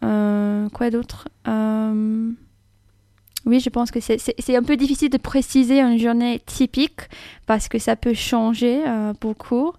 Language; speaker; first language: French; non-native, fluent; English